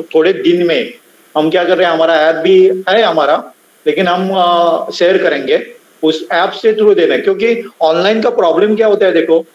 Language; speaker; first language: Hindi; non-native, local second language; Marathi